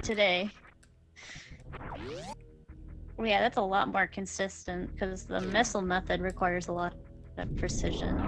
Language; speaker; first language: English; native; English